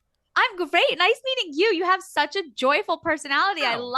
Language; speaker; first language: English; native; English